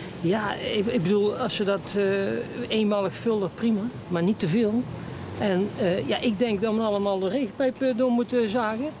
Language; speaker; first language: Dutch; native; Dutch